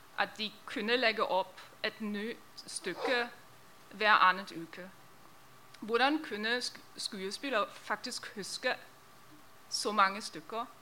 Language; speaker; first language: Norwegian; non-native, fluent; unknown